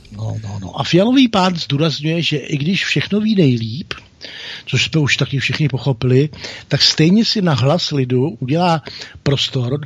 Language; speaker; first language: Czech; native; Czech